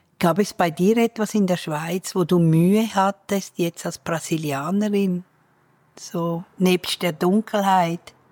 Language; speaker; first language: German; native; German